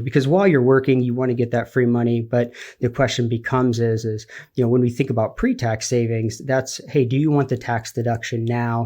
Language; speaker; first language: English; native; English